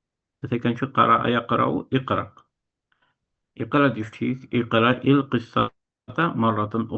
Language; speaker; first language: Arabic; non-native, fluent; Kashmiri